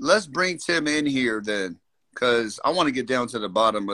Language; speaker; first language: English; native; English